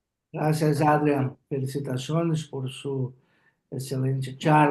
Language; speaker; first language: Spanish; non-native, fluent; Portuguese